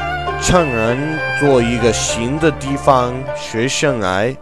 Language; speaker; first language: Chinese; non-native, learner; English